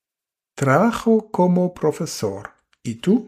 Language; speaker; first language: Spanish; non-native, fluent; German